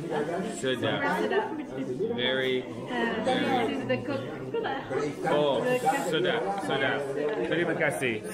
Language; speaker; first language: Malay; non-native, learner; English